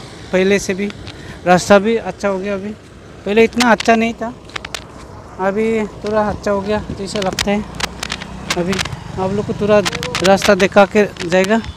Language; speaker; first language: Hindi; non-native, local second language; Assamese